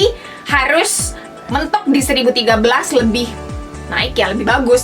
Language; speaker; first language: Indonesian; native; Indonesian